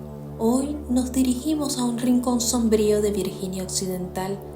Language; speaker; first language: Spanish; native; Spanish